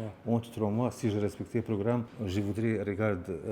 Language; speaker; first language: French; non-native, learner; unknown